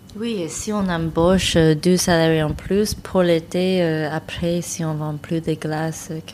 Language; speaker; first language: French; non-native, learner; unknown